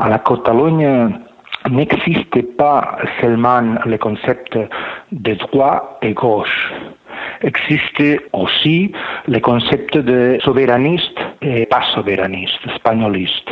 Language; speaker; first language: French; non-native, learner; Catalan